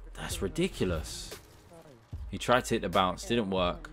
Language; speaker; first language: English; native; English